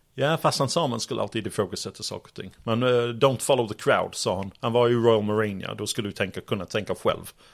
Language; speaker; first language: Swedish; non-native, fluent; English